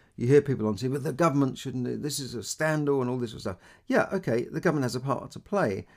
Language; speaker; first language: English; native; English